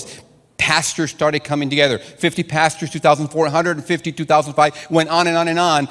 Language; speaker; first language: English; non-native, fluent; Spanish